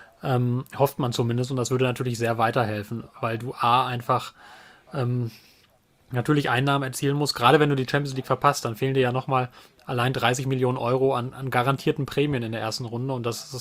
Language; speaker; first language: German; native; German